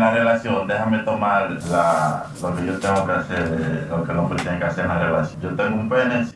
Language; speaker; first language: Spanish; native; Spanish